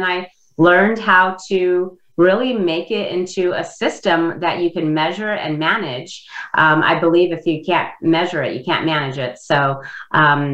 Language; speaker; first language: English; non-native, fluent; Indonesian